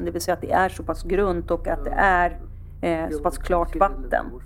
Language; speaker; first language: Swedish; native; Swedish